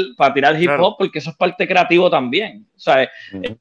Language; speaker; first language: Spanish; native; Spanish